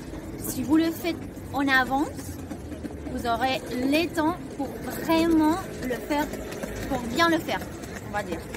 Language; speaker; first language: French; non-native, fluent; Spanish